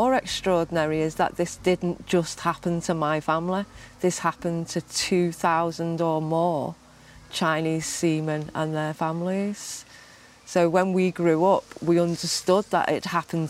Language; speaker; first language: English; native; English